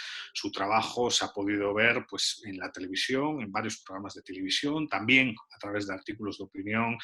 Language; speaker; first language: Spanish; native; Spanish